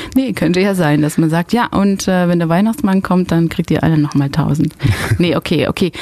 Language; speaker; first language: German; non-native, fluent; Dutch